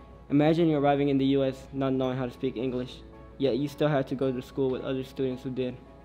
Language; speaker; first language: English; early bilingual, other home language; Spanish